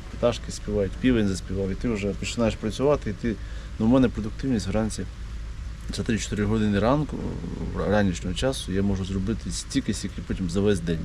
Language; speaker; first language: Ukrainian; non-native, local second language; Russian